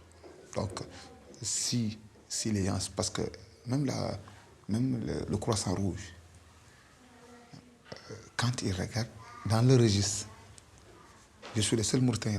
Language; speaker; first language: French; non-native, local second language; Fula